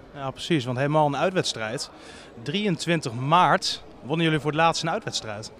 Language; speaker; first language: Dutch; native; Dutch